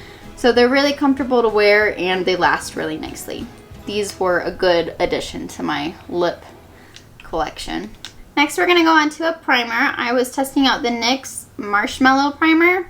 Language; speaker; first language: English; native; English